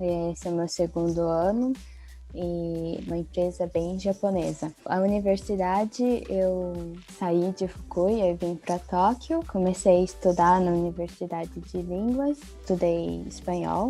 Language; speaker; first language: Portuguese; early bilingual, heritage; Portuguese